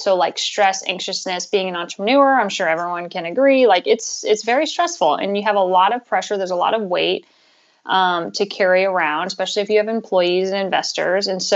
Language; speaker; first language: English; native; English